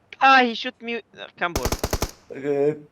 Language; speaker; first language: English; non-native, learner; Turkish